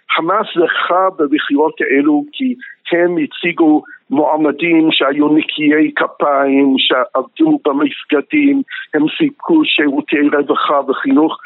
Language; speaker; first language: Hebrew; non-native, fluent; English